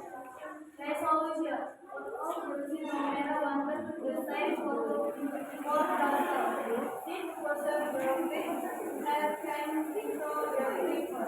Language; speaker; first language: English; non-native, learner; Indonesian